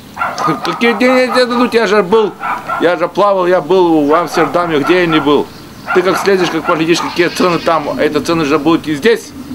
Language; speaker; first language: Russian; early bilingual, heritage; Russian